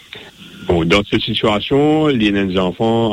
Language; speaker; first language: French; non-native, local second language; Morisyen